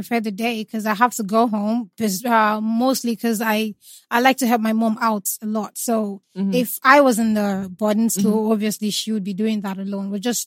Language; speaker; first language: English; non-native, local second language; Igbo